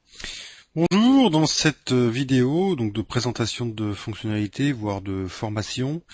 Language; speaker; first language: French; native; French